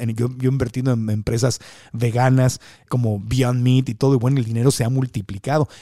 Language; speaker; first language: Spanish; native; Spanish